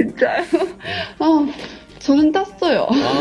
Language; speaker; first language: Korean; non-native, learner; Chinese